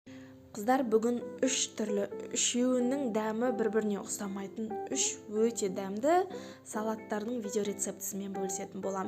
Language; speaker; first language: Kazakh; native; Kazakh